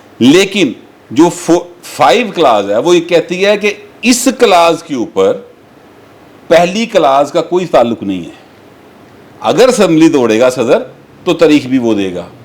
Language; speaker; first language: Urdu; non-native, local second language; Punjabi